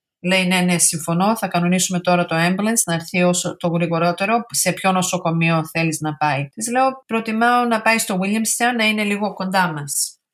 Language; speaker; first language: Greek; early bilingual, heritage; Greek